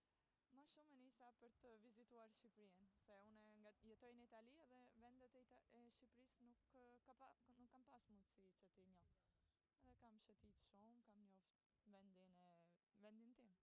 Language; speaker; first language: Albanian; early bilingual, heritage; Albanian